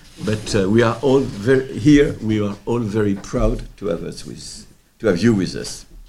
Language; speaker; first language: English; non-native, fluent; French